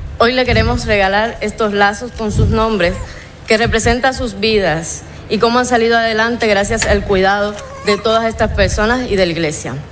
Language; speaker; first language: Spanish; native; Spanish